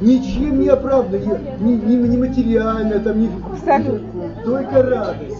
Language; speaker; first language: Russian; native; Russian